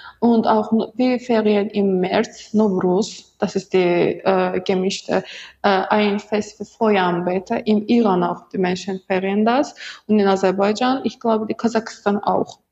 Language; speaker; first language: German; non-native, learner; Azerbaijani